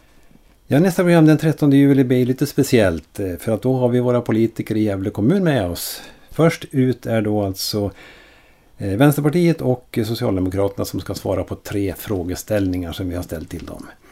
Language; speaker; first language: Swedish; native; Swedish